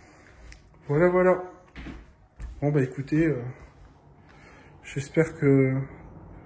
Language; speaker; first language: French; native; French